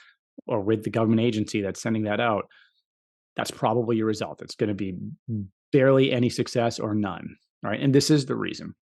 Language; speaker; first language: English; native; English